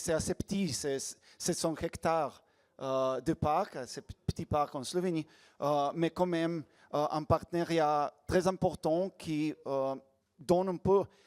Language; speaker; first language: French; non-native, learner; Slovenian